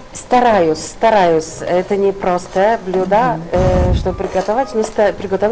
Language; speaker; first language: Russian; non-native, fluent; Polish